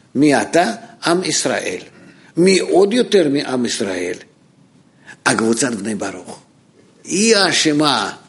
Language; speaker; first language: Hebrew; non-native, fluent; Russian